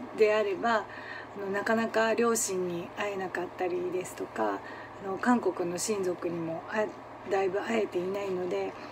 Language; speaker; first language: Japanese; native; Japanese